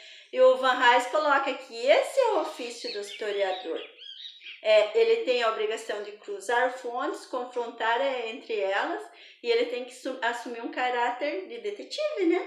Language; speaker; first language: Portuguese; native; Portuguese